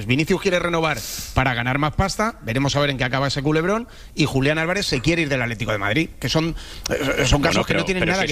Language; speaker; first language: Spanish; native; Spanish